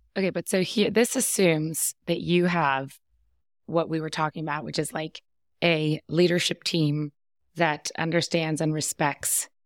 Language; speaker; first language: English; native; English